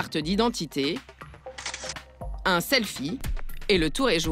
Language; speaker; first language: French; native; French